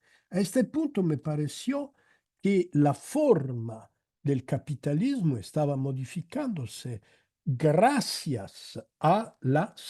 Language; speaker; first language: Spanish; non-native, fluent; Italian